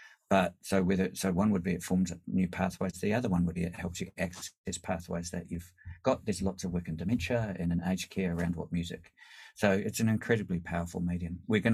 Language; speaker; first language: English; native; English